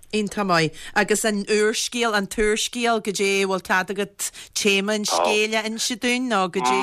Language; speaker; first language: Irish; native; Irish